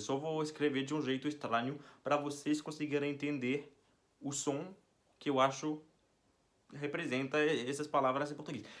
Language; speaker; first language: Portuguese; non-native, fluent; French